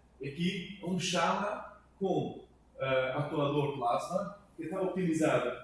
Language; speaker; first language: Portuguese; non-native, learner; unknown